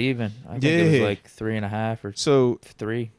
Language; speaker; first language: English; native; English